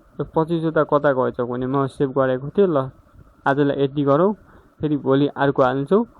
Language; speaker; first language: Nepali; native; Nepali